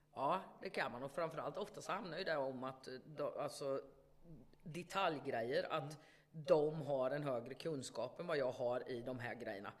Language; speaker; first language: Swedish; native; Swedish